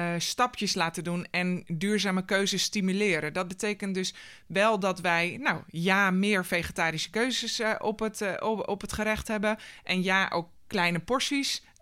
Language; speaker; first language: Dutch; native; Dutch